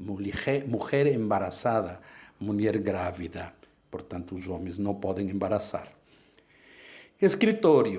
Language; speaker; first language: Portuguese; non-native, fluent; Spanish